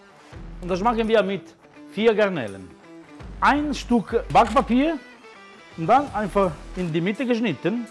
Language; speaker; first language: German; non-native, fluent; Italian